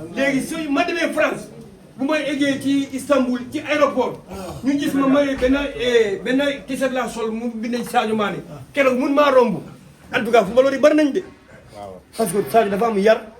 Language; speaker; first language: Wolof; non-native, local second language; Mandingo